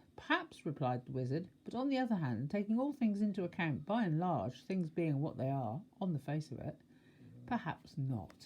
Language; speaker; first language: English; native; English